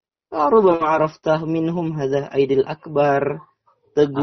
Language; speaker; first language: Arabic; non-native, learner; Indonesian